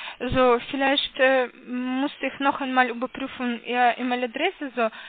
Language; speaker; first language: German; non-native, learner; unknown